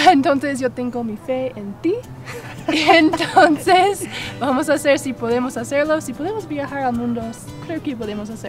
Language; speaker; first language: Spanish; non-native, learner; English